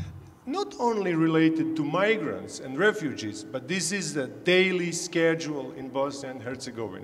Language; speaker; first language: English; non-native, fluent; Bosnian